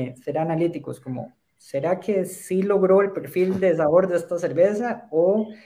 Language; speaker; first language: Spanish; native; Spanish